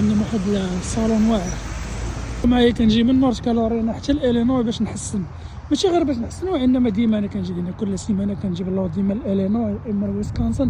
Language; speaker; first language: Arabic; native; Arabic